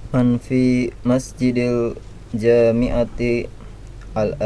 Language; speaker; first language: Arabic; non-native, learner; Indonesian